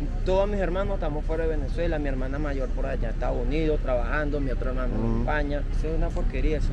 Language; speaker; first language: Spanish; native; Spanish